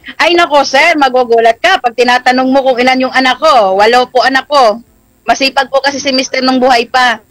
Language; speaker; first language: Filipino; non-native, local second language; Iloko